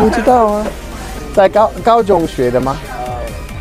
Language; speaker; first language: Chinese; non-native, learner; English